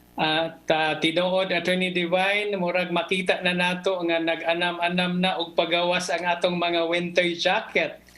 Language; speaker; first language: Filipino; non-native, local second language; Cebuano